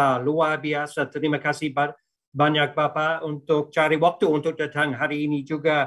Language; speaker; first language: Indonesian; non-native, fluent; English